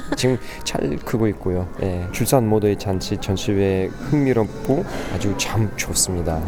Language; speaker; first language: Korean; non-native, fluent; Russian